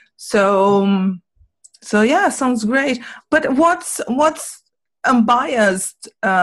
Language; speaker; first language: English; non-native, fluent; Portuguese